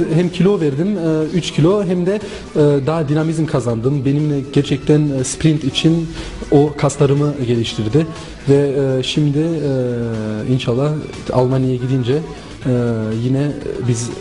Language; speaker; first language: Turkish; non-native, local second language; German